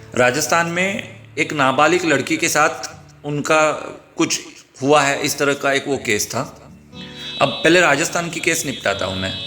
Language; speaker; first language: Hindi; non-native, local second language; Marathi